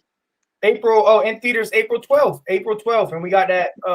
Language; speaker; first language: English; native; English